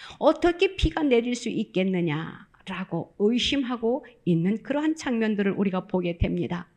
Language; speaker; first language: Korean; native; Korean